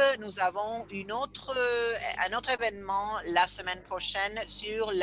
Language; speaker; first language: French; non-native, fluent; Spanish